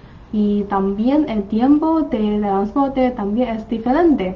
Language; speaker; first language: Spanish; non-native, learner; Chinese